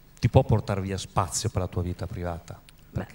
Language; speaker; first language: Italian; native; Italian